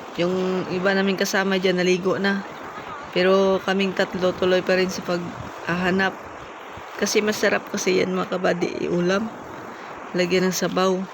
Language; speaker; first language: Filipino; non-native, local second language; Hiligaynon